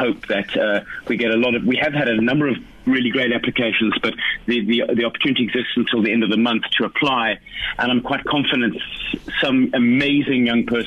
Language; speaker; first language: English; native; English